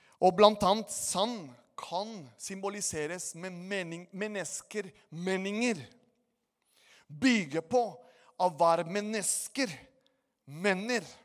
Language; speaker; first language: Norwegian; non-native, fluent; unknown